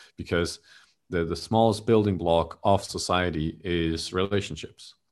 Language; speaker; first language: English; non-native, fluent; German